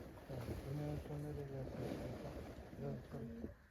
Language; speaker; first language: Turkish; native; Turkish